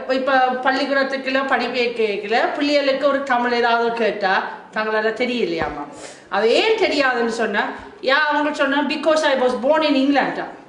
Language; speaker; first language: Tamil; non-native, fluent; German